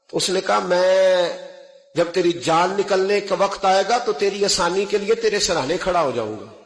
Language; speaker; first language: Urdu; non-native, local second language; Punjabi